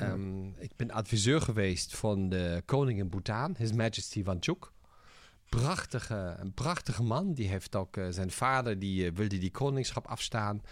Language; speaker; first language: Dutch; non-native, fluent; German